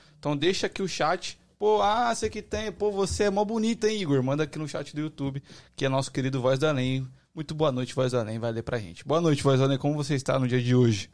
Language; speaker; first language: Portuguese; native; Portuguese